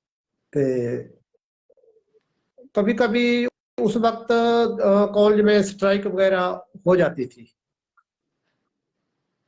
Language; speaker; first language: Hindi; non-native, local second language; Punjabi